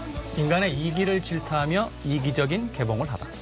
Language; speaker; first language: Korean; native; Korean